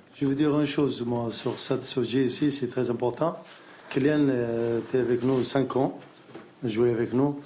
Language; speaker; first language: French; non-native, learner; Arabic